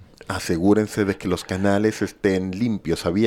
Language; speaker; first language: Spanish; native; Spanish